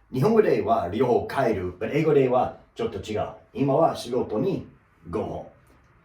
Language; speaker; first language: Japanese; non-native, learner; English